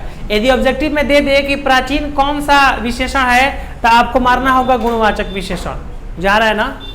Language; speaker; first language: Hindi; non-native, local second language; Bhojpuri